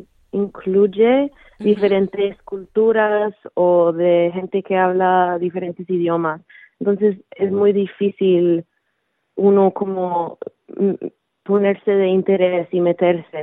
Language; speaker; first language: Spanish; early bilingual, heritage; Spanish